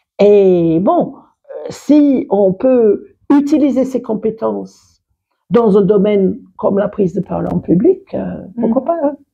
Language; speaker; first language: French; non-native, fluent; English